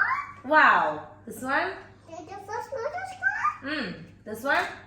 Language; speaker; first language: English; non-native, local second language; Malayalam